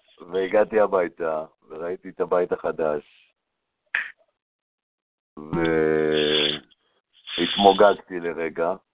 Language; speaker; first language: Hebrew; native; Hebrew